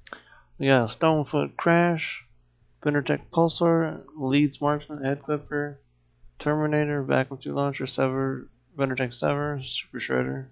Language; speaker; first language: English; native; English